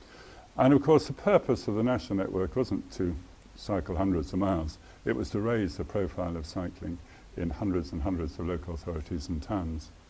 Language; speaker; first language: English; native; English